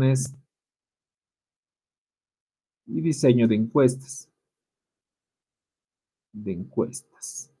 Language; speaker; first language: Spanish; native; Spanish